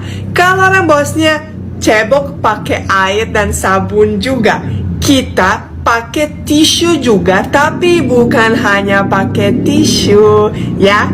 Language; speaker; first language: Indonesian; non-native, fluent; Bosnian